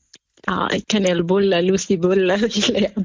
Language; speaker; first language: Swedish; non-native, fluent; Central Kurdish